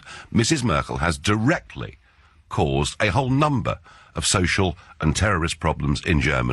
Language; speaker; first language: English; native; English